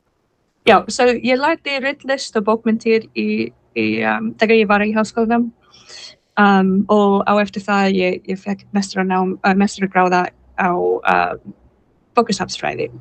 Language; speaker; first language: Icelandic; non-native, fluent; English